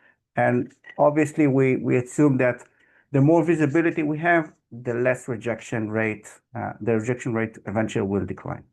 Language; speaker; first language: English; non-native, fluent; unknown